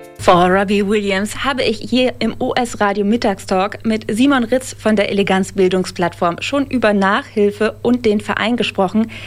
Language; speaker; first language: German; native; German